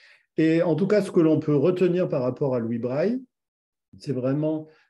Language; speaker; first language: French; native; French